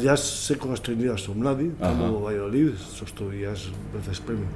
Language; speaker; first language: Macedonian; non-native, learner; Spanish